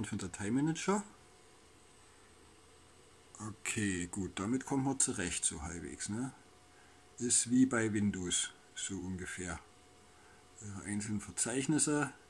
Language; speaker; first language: German; native; German